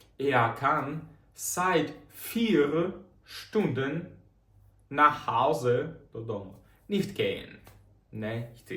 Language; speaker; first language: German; non-native, fluent; Ukrainian